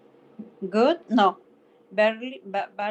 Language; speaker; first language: English; non-native, learner; Spanish